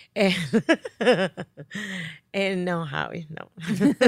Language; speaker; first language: English; non-native, fluent; Spanish